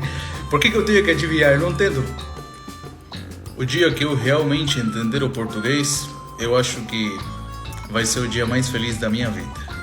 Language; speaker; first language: Portuguese; non-native, fluent; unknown